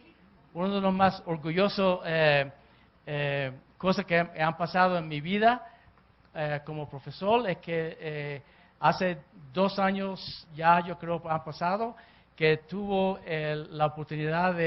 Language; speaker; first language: Spanish; early bilingual, heritage; Spanish